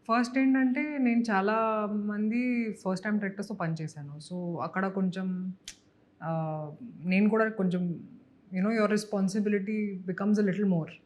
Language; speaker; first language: Telugu; non-native, local second language; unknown